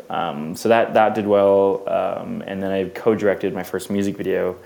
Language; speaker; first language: English; native; English